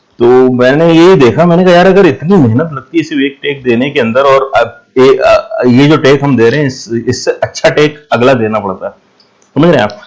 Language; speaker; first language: Urdu; non-native, fluent; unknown